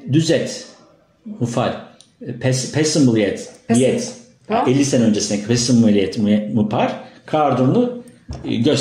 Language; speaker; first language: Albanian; non-native, learner; Turkish